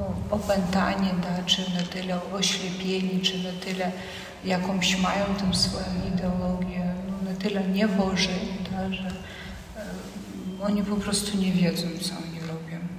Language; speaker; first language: Polish; non-native, fluent; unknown